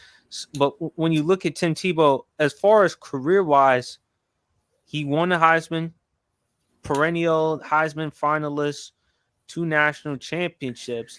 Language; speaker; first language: English; native; English